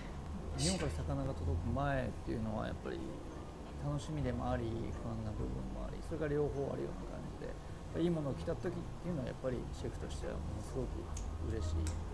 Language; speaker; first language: Japanese; native; Japanese